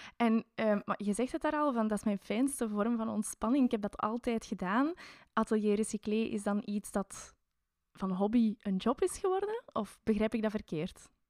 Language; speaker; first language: Dutch; native; Dutch